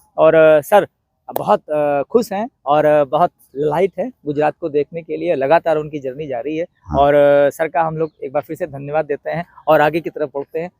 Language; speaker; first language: Hindi; non-native, local second language; Gujarati